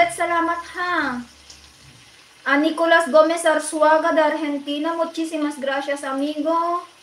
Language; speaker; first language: Spanish; non-native, fluent; Filipino